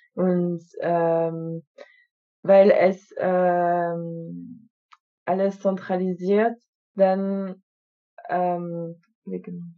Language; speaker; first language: German; non-native, fluent; French